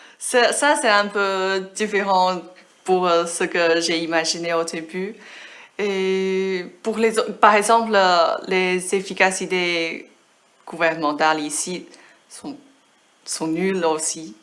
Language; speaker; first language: French; non-native, fluent; Chinese